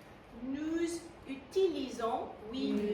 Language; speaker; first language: French; non-native, fluent; Spanish